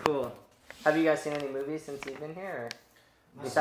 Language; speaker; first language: English; native; English